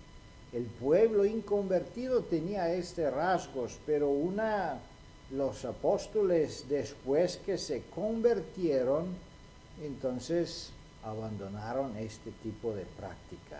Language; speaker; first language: Spanish; non-native, fluent; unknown